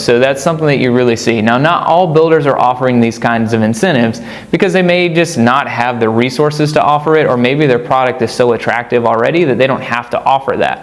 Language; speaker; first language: English; native; English